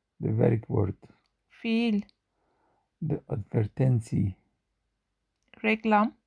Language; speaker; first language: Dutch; non-native, learner; Turkish